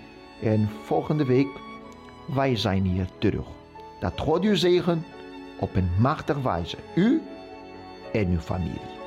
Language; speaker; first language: Dutch; non-native, local second language; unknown